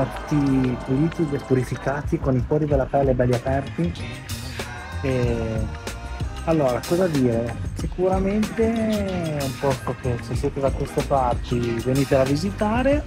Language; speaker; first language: Italian; native; Italian